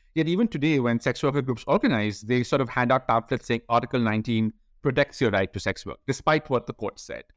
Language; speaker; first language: English; non-native, local second language; Hindi